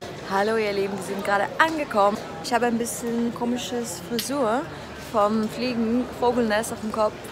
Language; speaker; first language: German; non-native, fluent; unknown